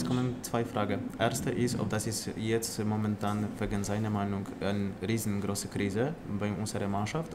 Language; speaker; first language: German; non-native, learner; Polish